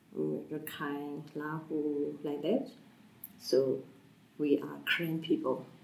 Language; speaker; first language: English; non-native, fluent; Burmese